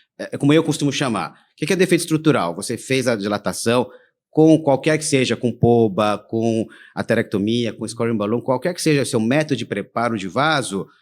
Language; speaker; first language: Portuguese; early bilingual, other home language; Korean